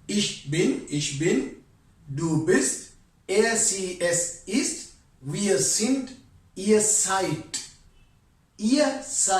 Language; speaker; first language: German; non-native, fluent; Sinhala